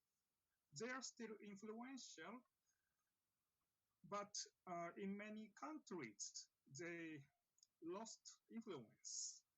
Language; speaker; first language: English; non-native, fluent; Japanese